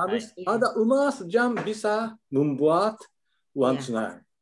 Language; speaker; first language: Indonesian; non-native, learner; Japanese